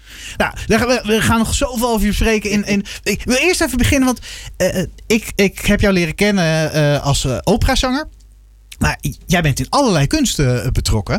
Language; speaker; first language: Dutch; native; Dutch